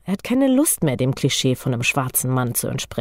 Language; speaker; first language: German; native; German